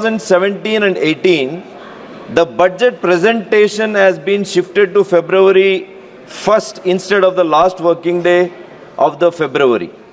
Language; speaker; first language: English; non-native, local second language; Kannada